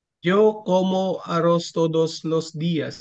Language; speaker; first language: Spanish; non-native, learner; Filipino